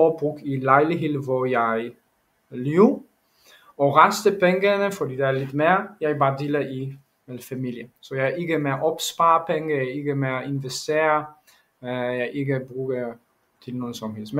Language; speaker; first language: Danish; non-native, learner; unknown